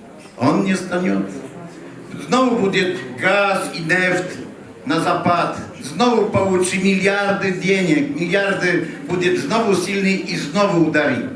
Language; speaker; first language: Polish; early bilingual, heritage; Polish